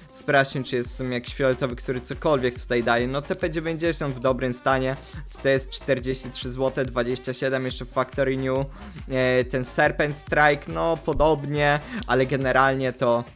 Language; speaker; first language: Polish; native; Polish